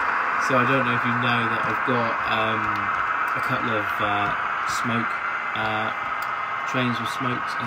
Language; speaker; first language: English; native; English